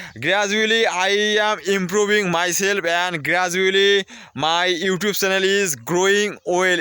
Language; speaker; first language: English; non-native, learner; Bangla